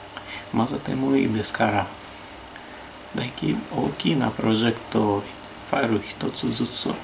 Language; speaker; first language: Japanese; non-native, fluent; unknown